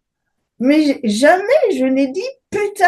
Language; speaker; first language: French; native; French